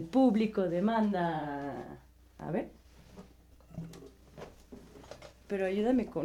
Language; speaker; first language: Spanish; native; Spanish